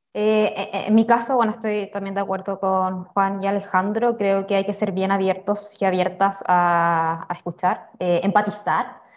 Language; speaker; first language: Spanish; native; Spanish